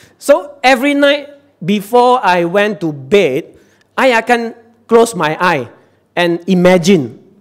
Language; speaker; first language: English; non-native, local second language; Chinese